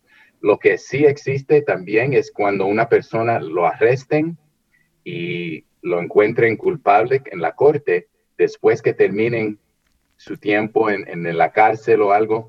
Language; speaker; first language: Spanish; early bilingual, heritage; Spanish